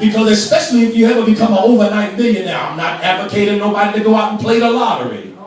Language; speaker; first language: English; native; English